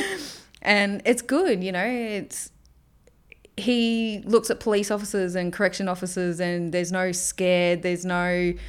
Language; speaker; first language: English; native; English